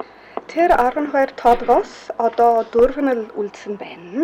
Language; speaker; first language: Mongolian; non-native, fluent; English